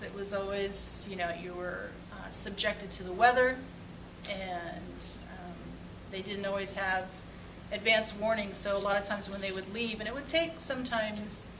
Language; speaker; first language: English; native; English